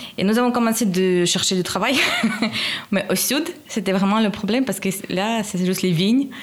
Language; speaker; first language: French; non-native, learner; Russian